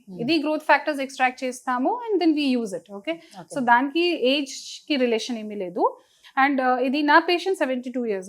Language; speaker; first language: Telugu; non-native, local second language; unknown